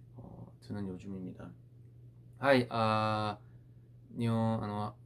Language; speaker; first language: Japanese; non-native, learner; Korean